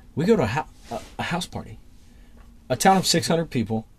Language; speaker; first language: English; native; English